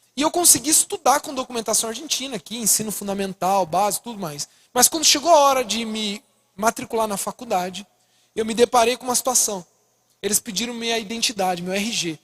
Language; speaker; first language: Portuguese; early bilingual, other home language; Spanish